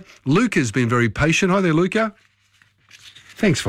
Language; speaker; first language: English; native; English